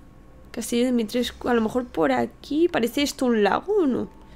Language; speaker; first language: Spanish; native; Spanish